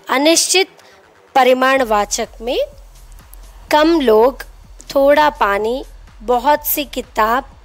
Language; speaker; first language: Hindi; non-native, local second language; Telugu